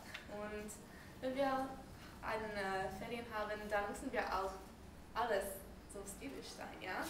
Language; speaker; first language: German; non-native, learner; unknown